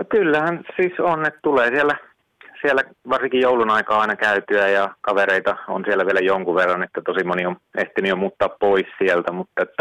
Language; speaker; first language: Finnish; native; Finnish